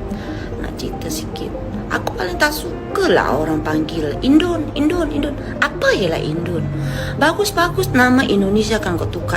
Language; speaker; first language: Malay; non-native, fluent; Indonesian